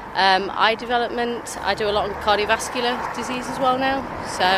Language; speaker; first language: English; native; English